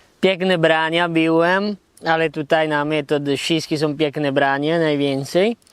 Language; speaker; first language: Polish; non-native, learner; Italian